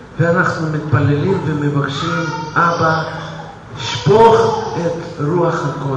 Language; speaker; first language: Hebrew; non-native, fluent; Russian